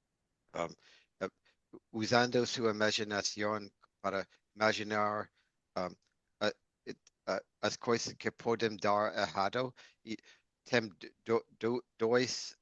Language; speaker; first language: Portuguese; non-native, learner; English